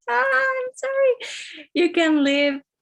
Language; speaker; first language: English; non-native, learner; Spanish